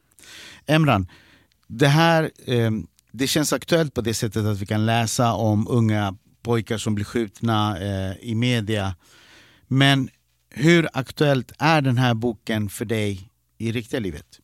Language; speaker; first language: Swedish; native; Swedish